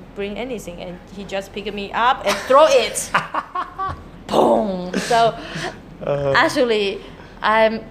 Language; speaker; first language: English; non-native, learner; Chinese